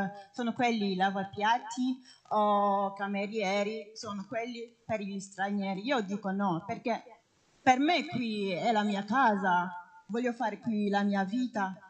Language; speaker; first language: Italian; non-native, fluent; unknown